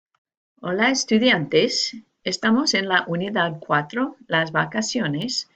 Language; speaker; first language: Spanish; non-native, learner; English